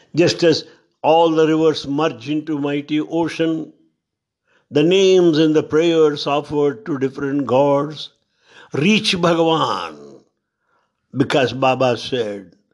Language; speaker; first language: English; non-native, local second language; Telugu